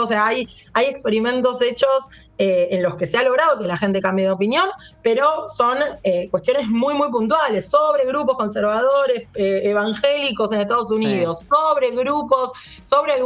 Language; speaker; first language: Spanish; native; Spanish